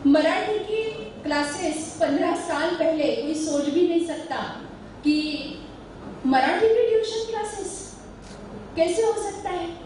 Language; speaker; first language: Hindi; non-native, local second language; Marathi